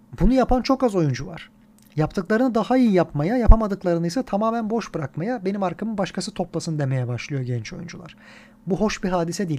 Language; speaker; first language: Turkish; native; Turkish